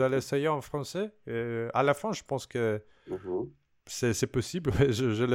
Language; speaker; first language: French; non-native, learner; Portuguese